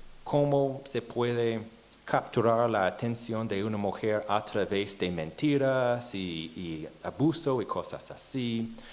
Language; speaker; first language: Spanish; non-native, fluent; English